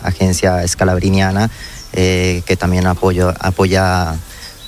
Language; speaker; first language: Spanish; native; Spanish